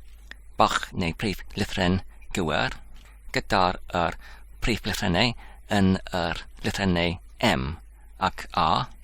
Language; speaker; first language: Welsh; non-native, learner; English